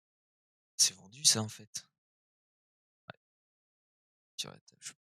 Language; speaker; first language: French; native; French